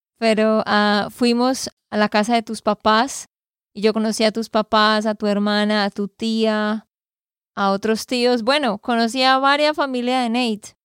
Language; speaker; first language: Spanish; native; Spanish